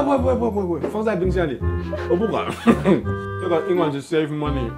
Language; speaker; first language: Chinese; non-native, fluent; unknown